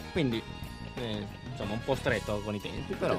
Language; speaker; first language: Italian; native; Italian